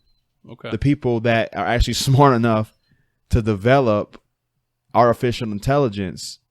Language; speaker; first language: English; native; English